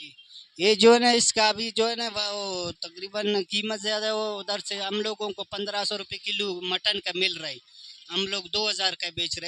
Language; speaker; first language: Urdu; non-native, local second language; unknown